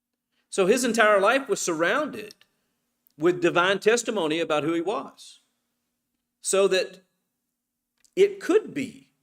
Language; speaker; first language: English; native; English